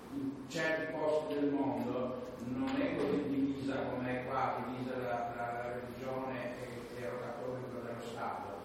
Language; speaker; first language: Italian; non-native, fluent; Albanian